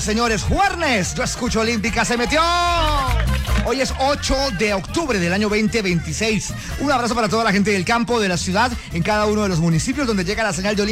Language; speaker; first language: Spanish; native; Spanish